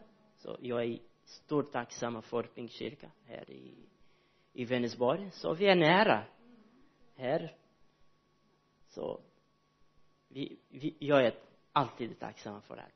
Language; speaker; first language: Swedish; non-native, learner; Portuguese